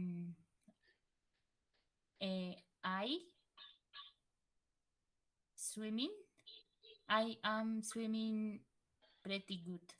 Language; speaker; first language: English; non-native, learner; Spanish